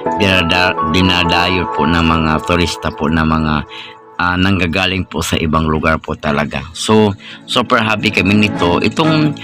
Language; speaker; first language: Filipino; native; Filipino